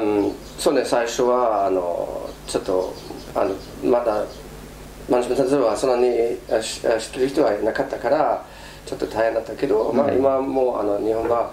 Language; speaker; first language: Japanese; non-native, fluent; German